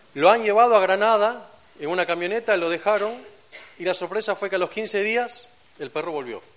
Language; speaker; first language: Spanish; native; Spanish